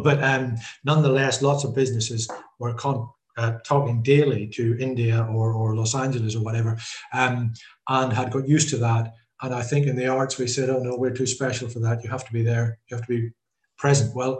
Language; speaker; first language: English; native; English